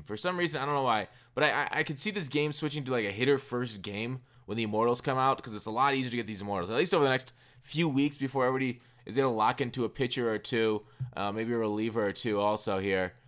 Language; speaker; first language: English; native; English